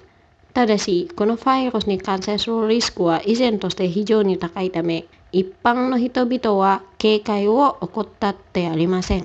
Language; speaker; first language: Japanese; non-native, fluent; Indonesian